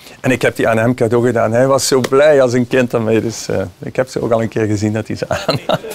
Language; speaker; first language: Dutch; native; Dutch